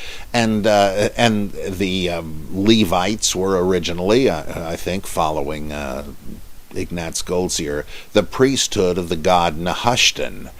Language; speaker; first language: English; native; English